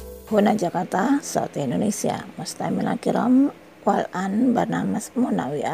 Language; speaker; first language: Arabic; non-native, fluent; Indonesian